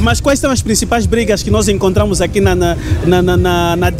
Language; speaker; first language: Portuguese; native; Portuguese